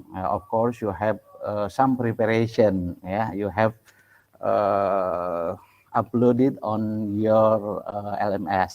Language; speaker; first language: English; non-native, local second language; Indonesian